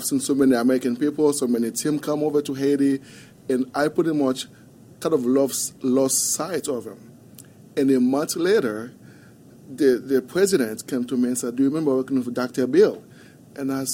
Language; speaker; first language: English; non-native, fluent; Haitian Creole